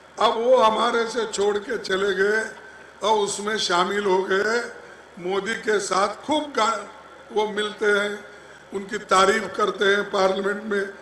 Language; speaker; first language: Hindi; non-native, local second language; Kannada